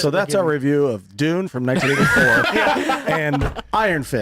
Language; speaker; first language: English; native; English